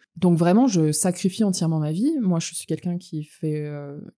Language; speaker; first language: French; native; French